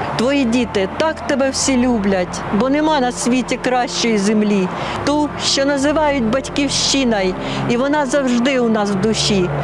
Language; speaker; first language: Ukrainian; non-native, local second language; Russian